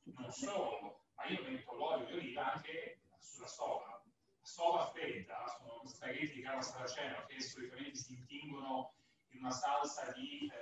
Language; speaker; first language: Italian; native; Italian